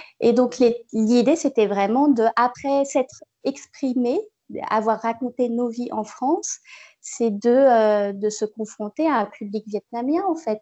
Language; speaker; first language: French; native; French